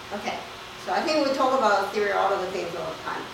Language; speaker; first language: English; non-native, fluent; Chinese